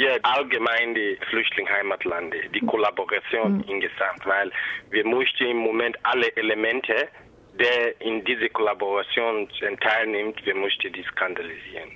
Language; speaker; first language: German; non-native, fluent; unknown